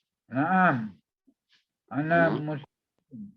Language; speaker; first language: Arabic; non-native, learner; Indonesian